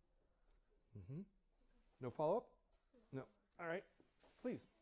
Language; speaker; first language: English; native; English